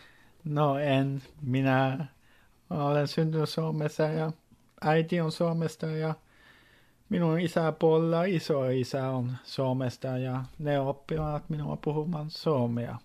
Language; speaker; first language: Finnish; early bilingual, heritage; Norwegian